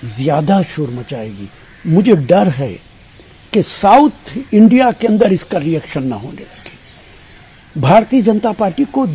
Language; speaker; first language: Hindi; native; Hindi